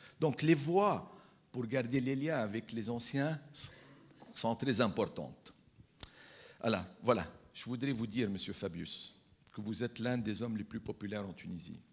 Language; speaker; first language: French; non-native, local second language; Arabic